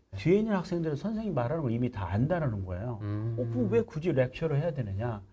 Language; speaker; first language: Korean; native; Korean